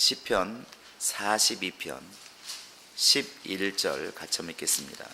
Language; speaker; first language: Korean; native; Korean